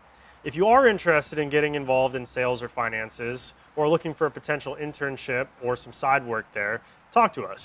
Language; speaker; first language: English; native; English